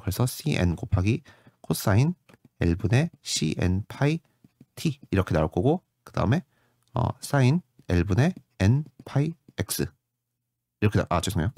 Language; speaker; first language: Korean; native; Korean